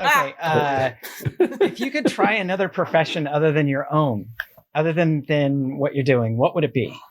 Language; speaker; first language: English; native; English